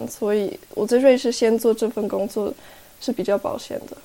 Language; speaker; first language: Chinese; early bilingual, heritage; Chinese